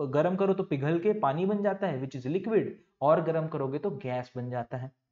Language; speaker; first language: Hindi; native; Hindi